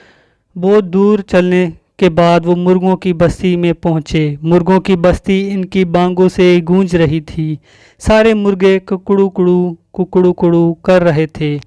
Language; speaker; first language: Urdu; native; Urdu